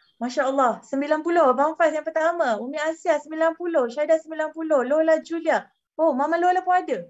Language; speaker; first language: Malay; native; Malay